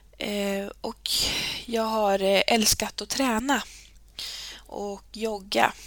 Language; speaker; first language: Swedish; early bilingual, other home language; Spanish